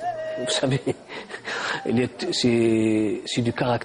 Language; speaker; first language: French; non-native, local second language; Arabic